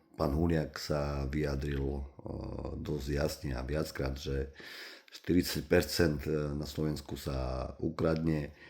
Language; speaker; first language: Slovak; native; Slovak